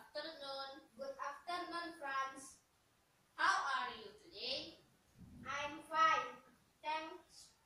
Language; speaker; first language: English; non-native, learner; Indonesian